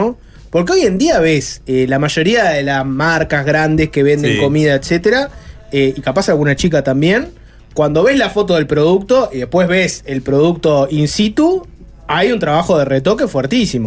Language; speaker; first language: Spanish; native; Spanish